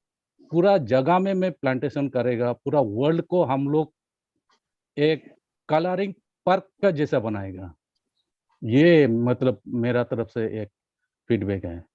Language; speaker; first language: Hindi; non-native, local second language; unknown